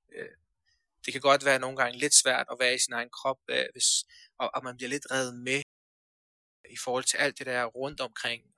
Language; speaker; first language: Danish; early bilingual, other home language; Persian